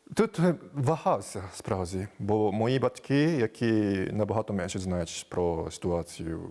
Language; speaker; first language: Ukrainian; non-native, fluent; Japanese